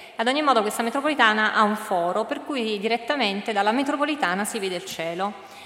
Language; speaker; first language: Italian; native; Italian